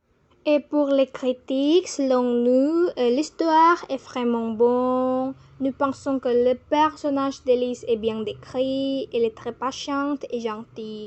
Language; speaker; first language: French; non-native, learner; Indonesian